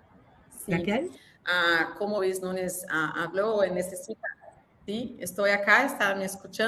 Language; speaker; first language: Spanish; non-native, learner; Portuguese